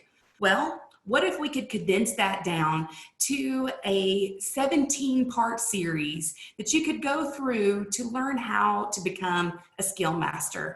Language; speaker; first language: English; native; English